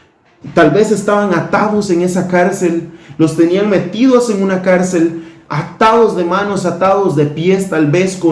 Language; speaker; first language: Spanish; native; Spanish